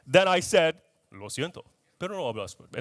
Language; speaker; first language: Spanish; non-native, learner; English